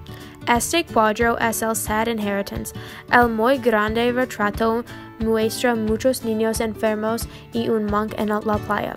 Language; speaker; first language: Spanish; non-native, learner; English